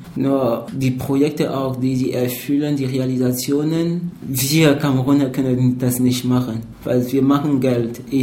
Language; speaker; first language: German; non-native, fluent; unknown